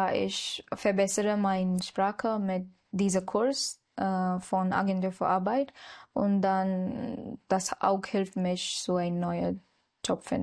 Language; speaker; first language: German; non-native, learner; Marathi